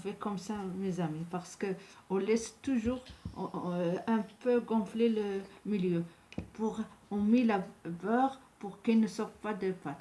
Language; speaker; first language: French; non-native, local second language; Arabic